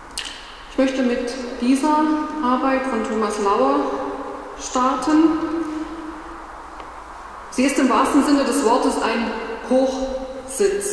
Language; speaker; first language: German; native; German